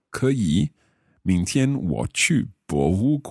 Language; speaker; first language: Chinese; non-native, learner; English